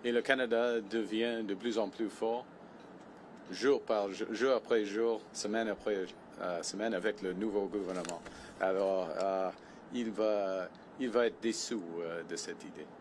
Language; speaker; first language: French; non-native, local second language; English